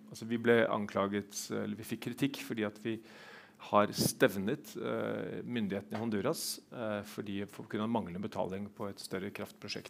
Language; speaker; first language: Norwegian; native; Norwegian